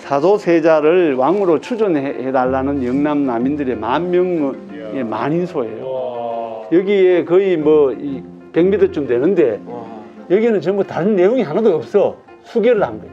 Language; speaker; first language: Korean; native; Korean